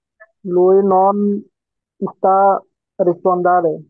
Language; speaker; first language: Italian; non-native, learner; Bangla